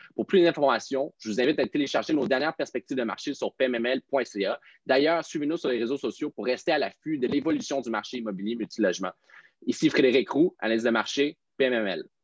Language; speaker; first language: French; native; French